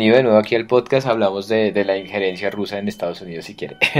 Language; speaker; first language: Spanish; native; Spanish